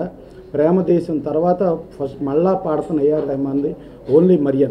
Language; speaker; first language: Telugu; native; Telugu